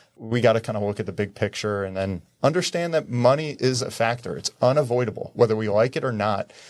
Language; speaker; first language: English; native; English